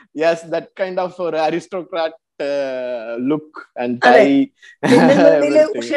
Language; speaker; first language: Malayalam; non-native, learner; Tamil